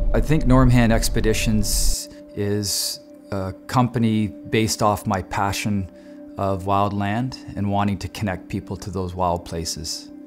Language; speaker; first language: English; native; English